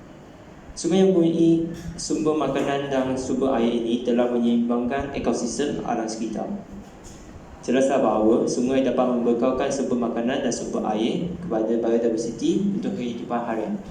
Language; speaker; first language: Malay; non-native, local second language; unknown